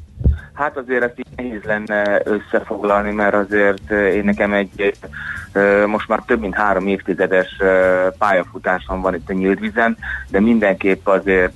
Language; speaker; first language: Hungarian; native; Hungarian